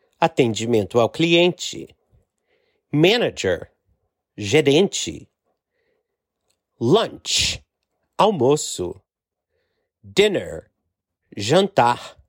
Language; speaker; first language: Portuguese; non-native, fluent; English